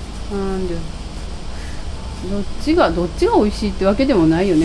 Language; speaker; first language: Japanese; native; Japanese